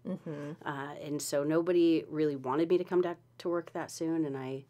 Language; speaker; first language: English; native; English